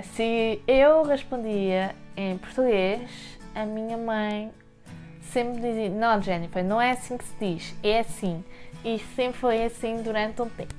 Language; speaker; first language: Portuguese; early bilingual, heritage; French